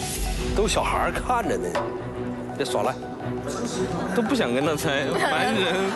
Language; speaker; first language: Chinese; native; Chinese